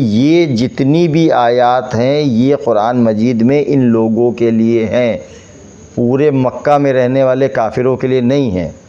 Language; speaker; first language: Urdu; native; Urdu